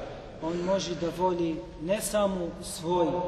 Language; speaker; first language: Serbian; non-native, learner; Arabic